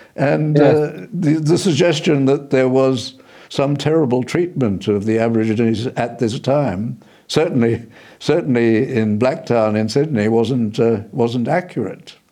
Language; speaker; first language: English; early bilingual, other home language; Indonesian